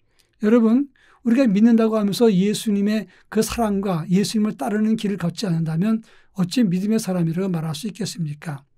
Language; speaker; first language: Korean; native; Korean